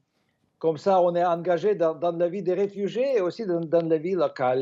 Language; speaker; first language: French; non-native, fluent; Ukrainian